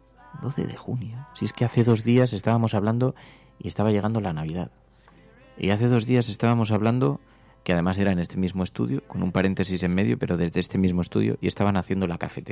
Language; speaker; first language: Spanish; native; Spanish